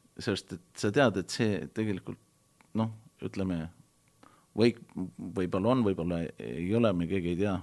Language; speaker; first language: Estonian; early bilingual, heritage; Estonian